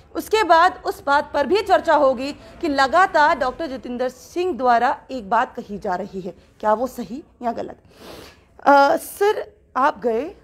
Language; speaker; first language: Hindi; native; Hindi